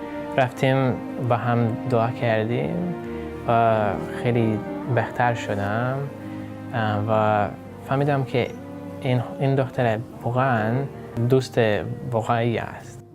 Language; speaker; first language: Persian; non-native, learner; Lithuanian